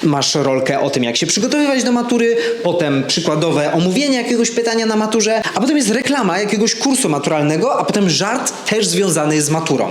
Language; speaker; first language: Polish; native; Polish